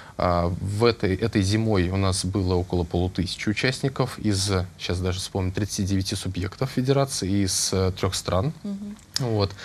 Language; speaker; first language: Russian; native; Russian